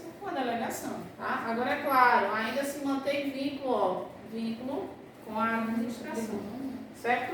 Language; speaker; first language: Portuguese; native; Portuguese